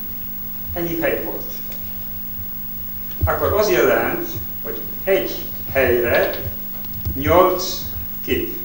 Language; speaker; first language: Hungarian; non-native, learner; Polish